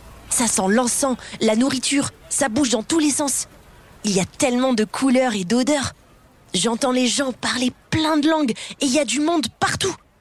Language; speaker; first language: French; native; French